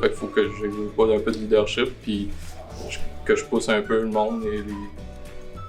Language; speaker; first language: French; native; French